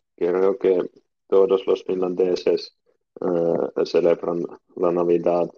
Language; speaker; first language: Spanish; non-native, learner; Finnish